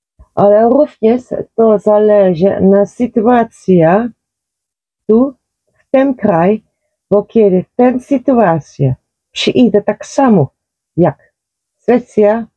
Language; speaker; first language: Polish; non-native, learner; Dutch